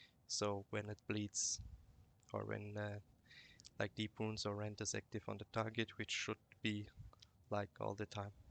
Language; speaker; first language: English; non-native, fluent; German